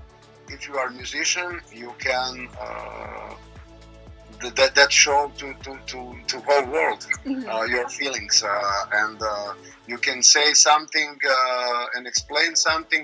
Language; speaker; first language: English; non-native, learner; Croatian